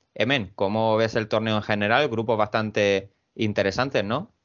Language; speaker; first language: Spanish; native; Spanish